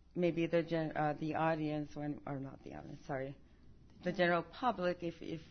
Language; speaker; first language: English; early bilingual, other home language; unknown